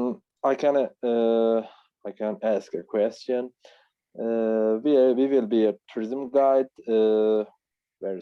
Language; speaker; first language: English; non-native, learner; Turkish